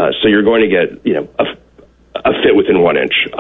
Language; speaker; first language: English; native; English